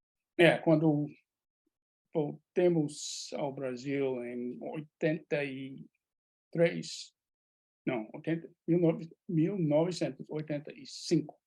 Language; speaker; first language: Portuguese; non-native, fluent; English